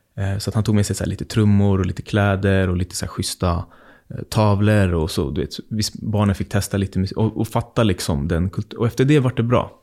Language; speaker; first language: Swedish; native; Swedish